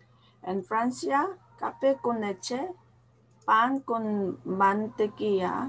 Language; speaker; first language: Spanish; non-native, learner; Korean